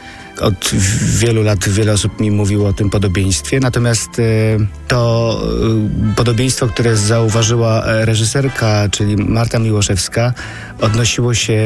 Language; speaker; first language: Polish; native; Polish